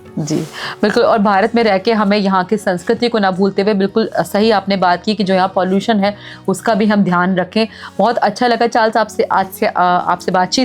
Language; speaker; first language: Hindi; native; Hindi